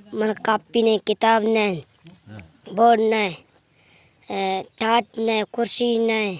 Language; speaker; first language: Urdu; non-native, local second language; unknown